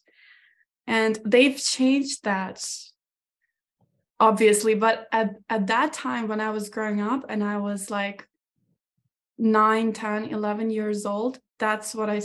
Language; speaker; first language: English; non-native, fluent; Ukrainian